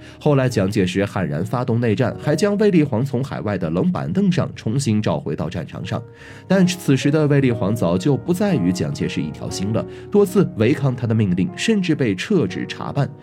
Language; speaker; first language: Chinese; native; Chinese